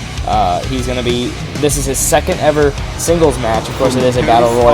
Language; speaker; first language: English; native; English